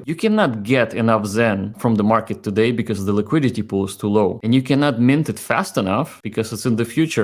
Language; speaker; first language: English; native; English